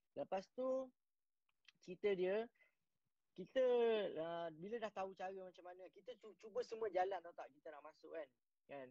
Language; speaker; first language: Malay; native; Malay